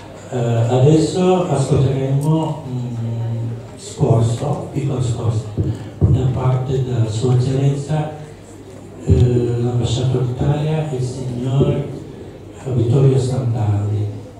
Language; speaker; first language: Italian; non-native, fluent; Indonesian